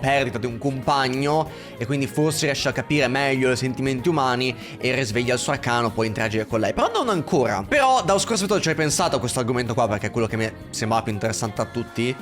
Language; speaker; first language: Italian; native; Italian